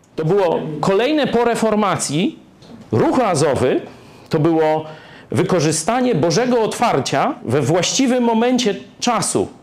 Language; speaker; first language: Polish; native; Polish